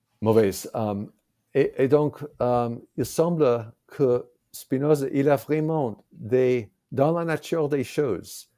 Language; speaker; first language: French; non-native, fluent; English